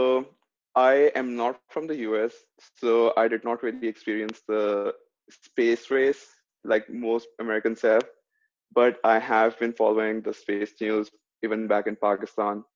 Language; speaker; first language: English; non-native, local second language; Urdu